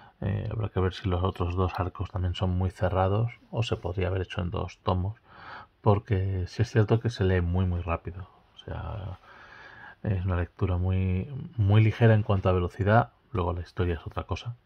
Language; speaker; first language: Spanish; native; Spanish